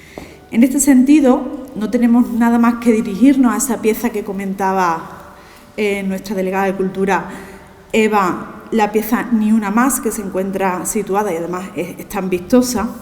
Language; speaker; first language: Spanish; native; Spanish